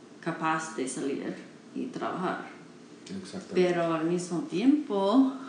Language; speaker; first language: Spanish; non-native, learner; English